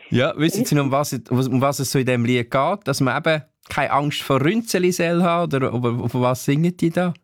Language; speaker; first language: German; native; German